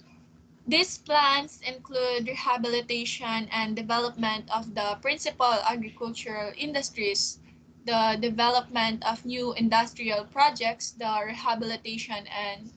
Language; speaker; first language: English; non-native, local second language; Filipino